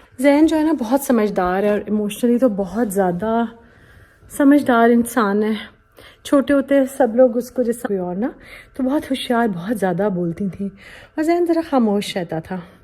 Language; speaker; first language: Urdu; native; Urdu